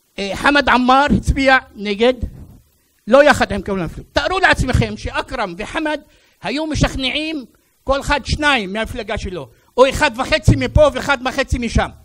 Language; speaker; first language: Hebrew; non-native, local second language; Arabic